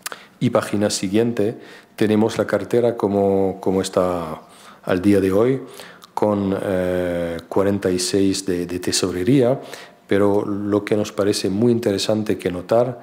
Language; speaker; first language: Spanish; non-native, fluent; French